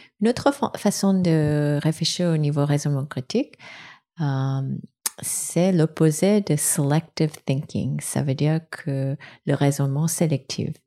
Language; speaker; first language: French; non-native, fluent; English